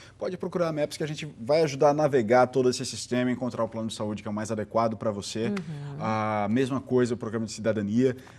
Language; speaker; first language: Portuguese; native; Portuguese